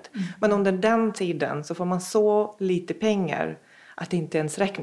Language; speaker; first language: Swedish; non-native, fluent; Russian